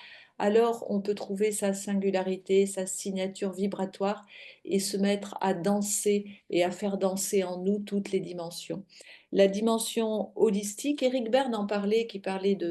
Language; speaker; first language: French; native; French